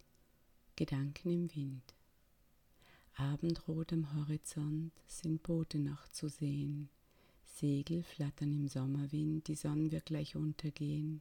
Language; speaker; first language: German; native; German